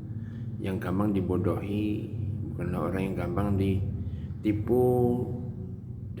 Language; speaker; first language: Indonesian; native; Indonesian